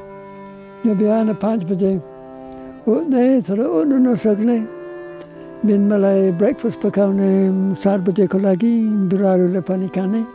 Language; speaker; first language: Nepali; non-native, learner; English